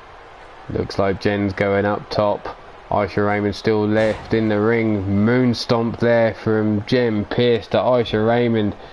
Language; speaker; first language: English; native; English